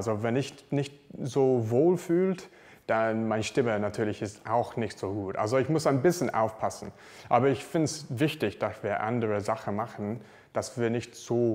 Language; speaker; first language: German; non-native, learner; English